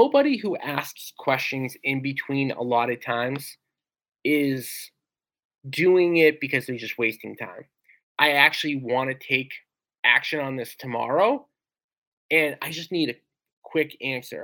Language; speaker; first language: English; native; English